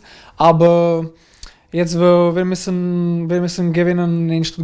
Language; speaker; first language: German; non-native, learner; Czech